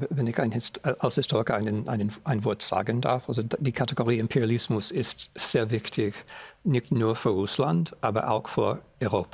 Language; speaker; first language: German; non-native, fluent; English